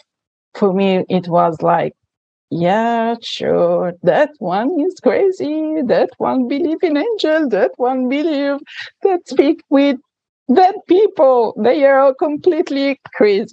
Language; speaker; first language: English; non-native, fluent; Italian